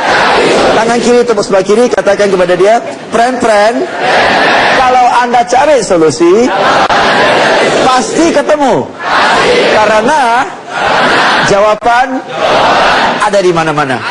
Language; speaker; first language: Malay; non-native, fluent; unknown